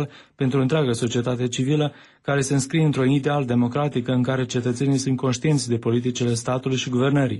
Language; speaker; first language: Romanian; native; Romanian